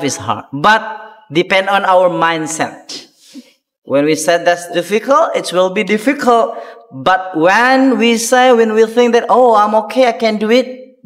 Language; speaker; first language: English; non-native, fluent; Indonesian